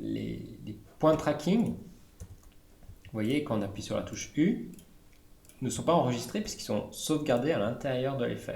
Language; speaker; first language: French; native; French